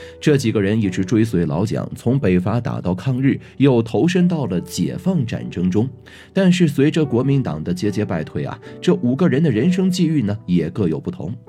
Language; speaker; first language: Chinese; native; Chinese